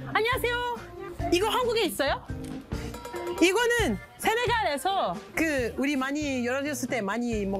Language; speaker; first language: Korean; non-native, learner; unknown